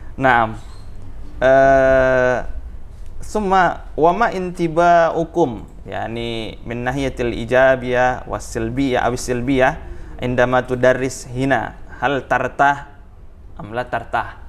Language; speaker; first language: Arabic; non-native, fluent; Indonesian